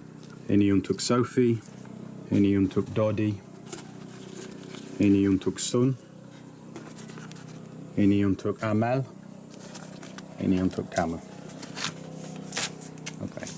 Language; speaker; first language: Indonesian; non-native, learner; English